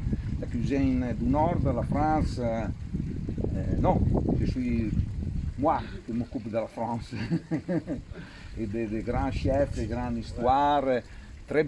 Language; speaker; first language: French; non-native, learner; Italian